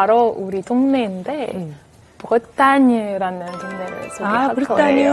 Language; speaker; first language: Korean; non-native, fluent; French